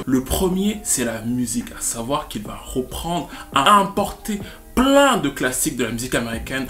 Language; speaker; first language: French; native; French